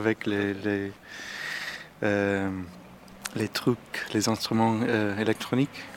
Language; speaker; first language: French; non-native, learner; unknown